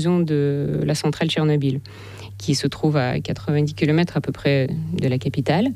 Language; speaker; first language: French; non-native, fluent; Russian